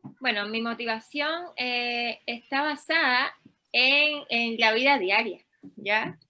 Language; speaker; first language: Spanish; native; Spanish